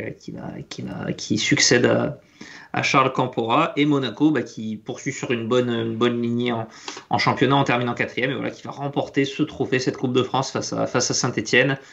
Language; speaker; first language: French; native; French